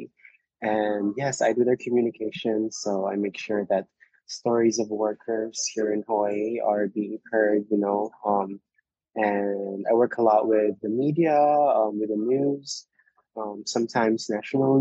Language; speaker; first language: English; non-native, local second language; Filipino